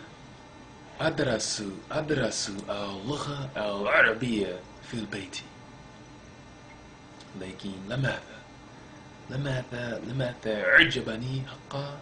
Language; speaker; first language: Arabic; non-native, learner; English